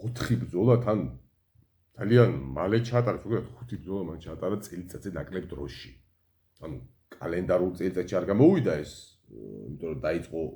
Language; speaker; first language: Georgian; native; Georgian